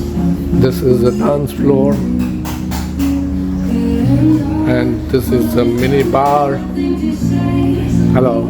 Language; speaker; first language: English; non-native, local second language; Gujarati